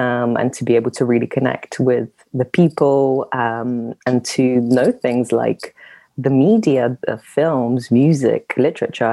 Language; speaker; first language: English; native; English